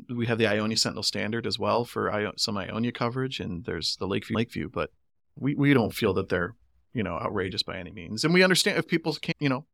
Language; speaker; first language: English; native; English